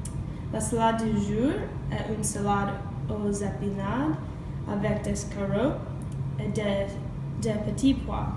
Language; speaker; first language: French; non-native, learner; English